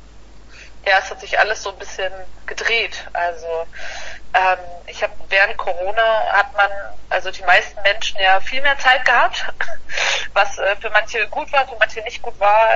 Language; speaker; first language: German; native; German